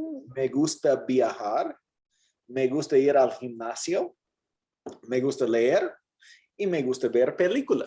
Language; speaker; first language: Spanish; non-native, fluent; English